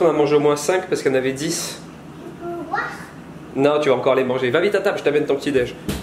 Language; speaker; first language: French; native; French